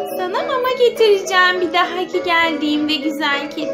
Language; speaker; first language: Turkish; native; Turkish